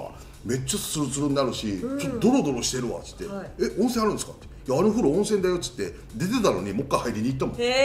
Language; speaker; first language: Japanese; native; Japanese